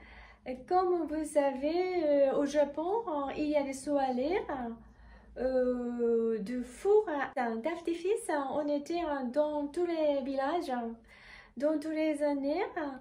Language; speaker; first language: French; non-native, fluent; Japanese